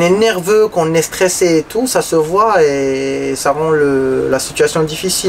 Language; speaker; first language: French; non-native, local second language; Arabic